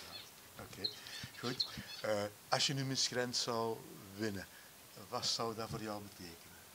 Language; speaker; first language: Dutch; native; Dutch